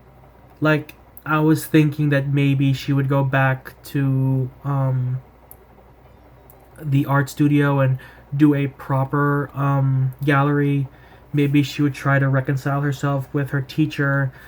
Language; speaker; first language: English; native; English